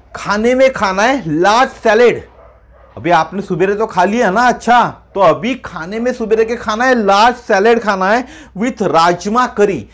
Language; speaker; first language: Hindi; non-native, local second language; Marathi